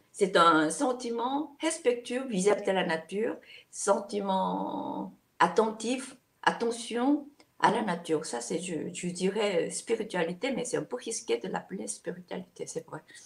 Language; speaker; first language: French; non-native, fluent; Korean